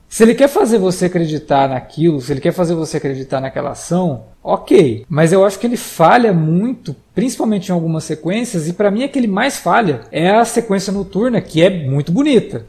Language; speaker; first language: Portuguese; native; Portuguese